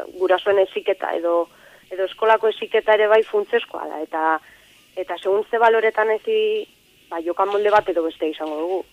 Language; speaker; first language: Basque; non-native, local second language; Spanish